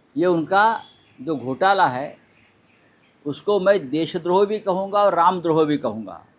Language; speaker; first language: Hindi; non-native, local second language; Marathi